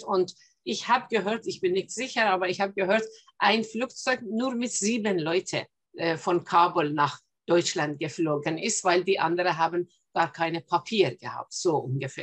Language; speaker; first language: German; non-native, fluent; Persian